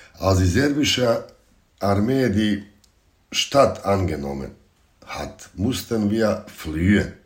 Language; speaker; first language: German; non-native, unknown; Bosnian